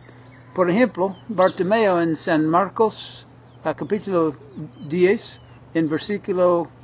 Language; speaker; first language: Spanish; non-native, fluent; English